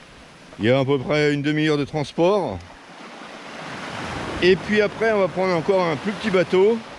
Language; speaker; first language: French; native; French